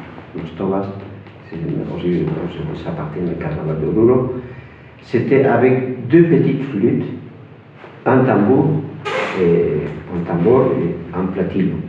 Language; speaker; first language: French; non-native, fluent; Spanish